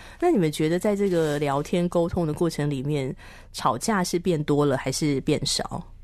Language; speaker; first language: Chinese; native; Chinese